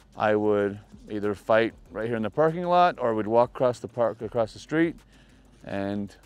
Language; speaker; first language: English; native; English